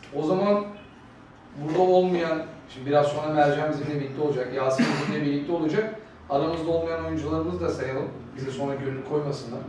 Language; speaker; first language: Turkish; native; Turkish